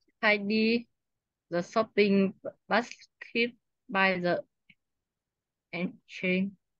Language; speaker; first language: English; non-native, learner; Vietnamese